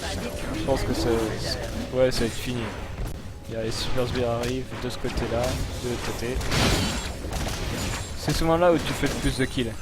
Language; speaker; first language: French; native; French